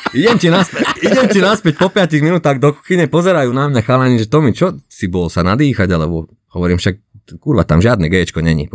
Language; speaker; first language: Slovak; non-native, local second language; Hungarian